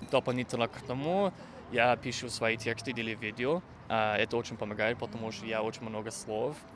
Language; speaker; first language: Russian; non-native, fluent; English